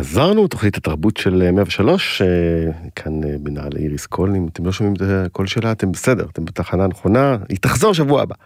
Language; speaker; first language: Hebrew; native; Hebrew